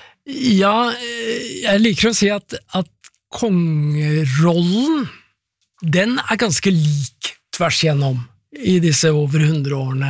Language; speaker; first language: Norwegian; native; Norwegian